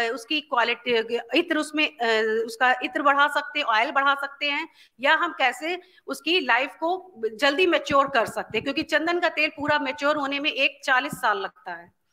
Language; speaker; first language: Hindi; native; Hindi